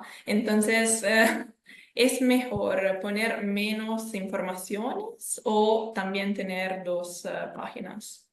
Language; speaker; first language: Spanish; non-native, fluent; Italian